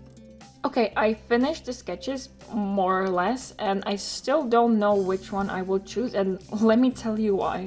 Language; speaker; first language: English; non-native, fluent; Polish